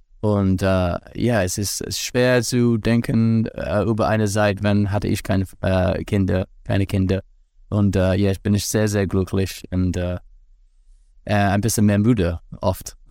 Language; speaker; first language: German; non-native, learner; English